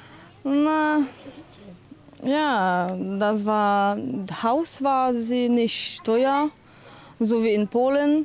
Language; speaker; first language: German; non-native, learner; Polish